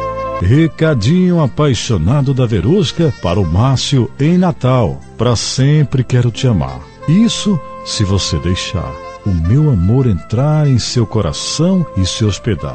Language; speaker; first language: Portuguese; native; Portuguese